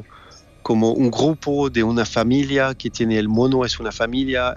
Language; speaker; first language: Spanish; non-native, fluent; French